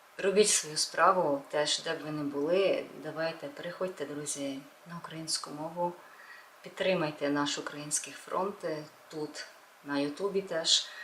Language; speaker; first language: Ukrainian; non-native, local second language; Russian